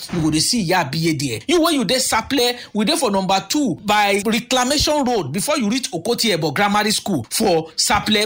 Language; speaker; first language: Nigerian Pidgin; native; Nigerian Pidgin